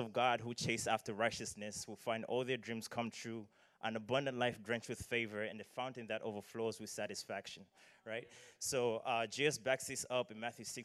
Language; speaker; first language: English; non-native, local second language; Nyanja